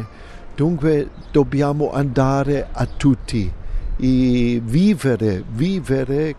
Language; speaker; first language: Italian; non-native, fluent; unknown